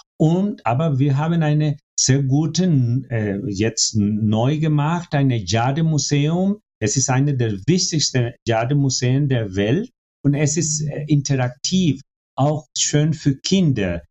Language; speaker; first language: German; non-native, fluent; Spanish